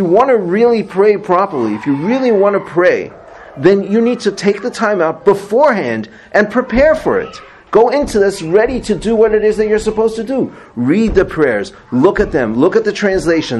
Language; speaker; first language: English; native; English